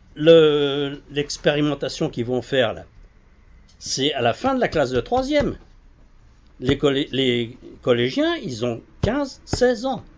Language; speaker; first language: French; native; French